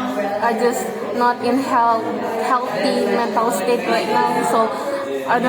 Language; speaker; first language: English; non-native, learner; Indonesian